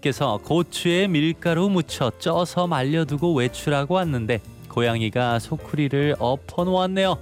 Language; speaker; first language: Korean; native; Korean